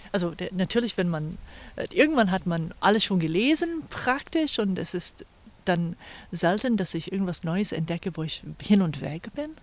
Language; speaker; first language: German; non-native, fluent; English